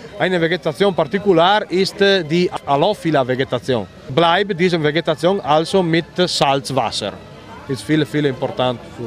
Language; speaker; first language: German; non-native, learner; Italian